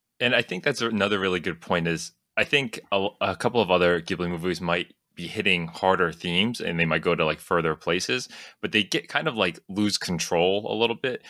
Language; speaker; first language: English; native; English